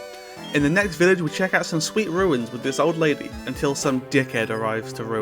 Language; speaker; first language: English; native; English